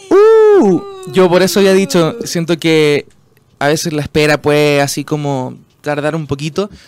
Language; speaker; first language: Spanish; native; Spanish